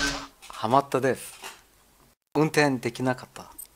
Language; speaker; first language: Japanese; non-native, learner; German